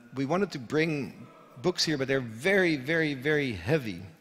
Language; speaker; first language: English; non-native, fluent; Dutch